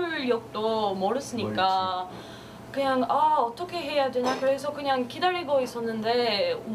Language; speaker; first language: Korean; non-native, learner; Albanian